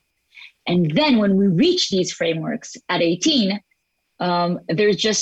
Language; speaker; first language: English; non-native, fluent; Hebrew